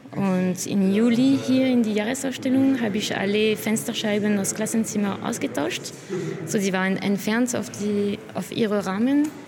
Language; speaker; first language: German; non-native, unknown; French